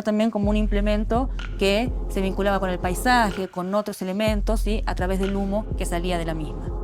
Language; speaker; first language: Spanish; native; Spanish